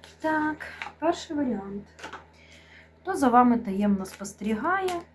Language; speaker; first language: Ukrainian; non-native, local second language; Russian